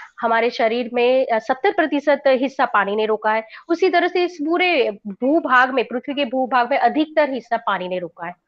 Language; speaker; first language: Hindi; non-native, local second language; Gujarati